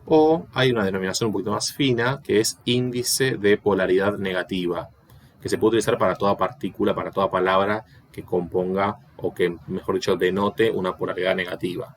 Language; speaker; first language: Spanish; native; Spanish